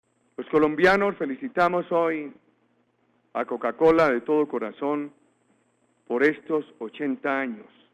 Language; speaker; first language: Spanish; native; Spanish